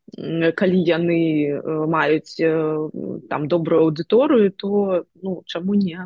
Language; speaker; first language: Belarusian; non-native, local second language; Russian